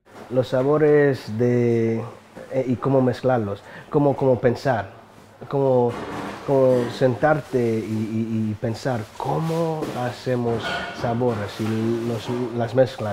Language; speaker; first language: Spanish; non-native, learner; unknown